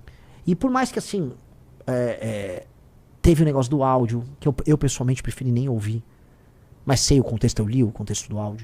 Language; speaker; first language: Portuguese; native; Portuguese